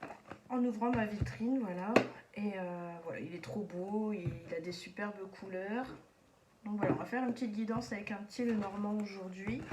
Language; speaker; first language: French; native; French